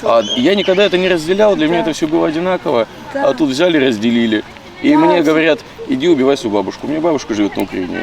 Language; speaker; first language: Russian; native; Russian